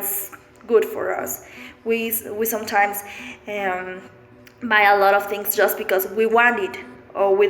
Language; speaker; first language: English; non-native, learner; Spanish